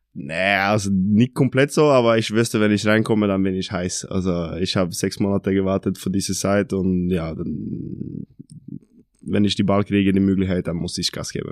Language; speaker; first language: German; non-native, fluent; Norwegian